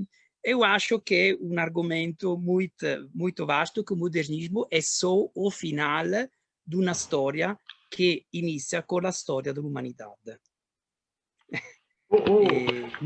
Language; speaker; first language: Portuguese; non-native, learner; Italian